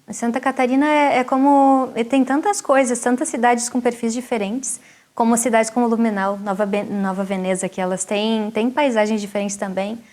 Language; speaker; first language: Portuguese; native; Portuguese